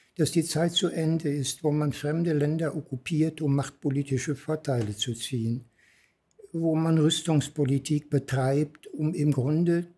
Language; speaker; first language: German; native; German